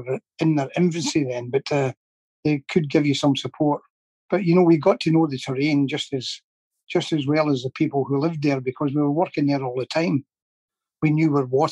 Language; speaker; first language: English; native; English